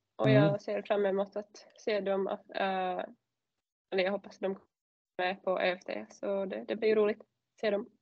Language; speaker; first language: Swedish; non-native, fluent; Czech